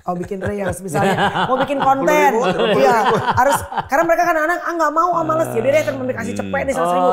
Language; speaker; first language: Indonesian; native; Indonesian